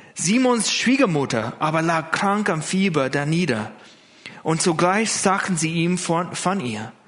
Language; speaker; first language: German; non-native, fluent; English